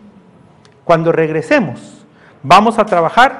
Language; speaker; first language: Spanish; native; Spanish